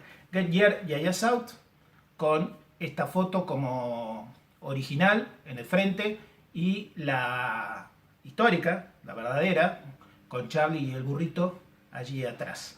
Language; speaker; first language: Spanish; native; Spanish